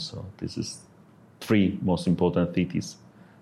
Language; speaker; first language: English; non-native, fluent; Ukrainian